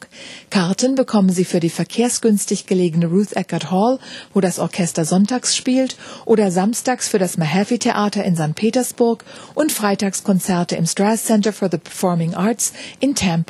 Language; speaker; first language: German; native; German